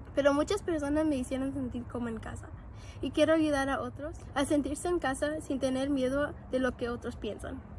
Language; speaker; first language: Spanish; early bilingual, heritage; Spanish